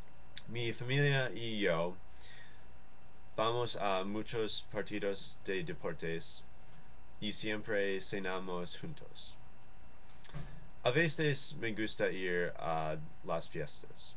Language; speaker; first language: Spanish; non-native, learner; English